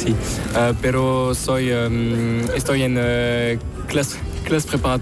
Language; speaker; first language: Spanish; non-native, learner; French